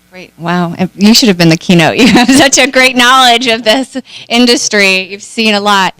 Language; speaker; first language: English; native; English